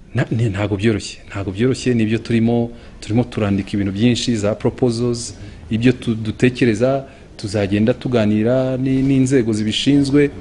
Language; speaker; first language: Kinyarwanda; early bilingual, heritage; Kinyarwanda